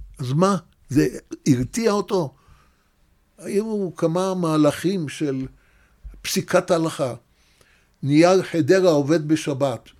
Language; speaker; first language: Hebrew; native; Hebrew